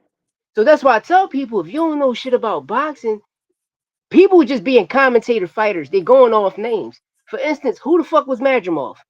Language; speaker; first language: English; native; English